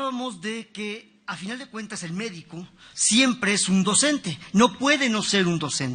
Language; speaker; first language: Spanish; native; Spanish